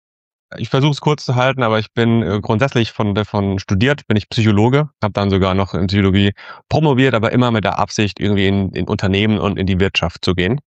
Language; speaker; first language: German; native; German